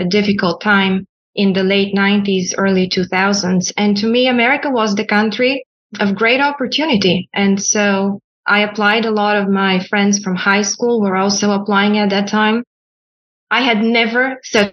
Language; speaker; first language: English; non-native, fluent; Bulgarian